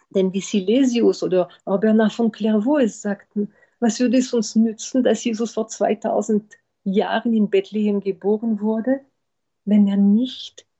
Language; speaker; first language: German; non-native, fluent; French